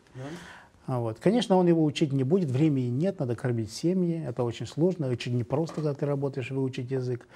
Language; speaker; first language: Russian; native; Russian